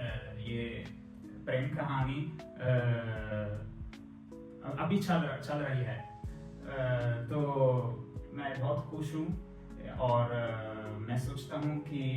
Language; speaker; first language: Hindi; non-native, fluent; Italian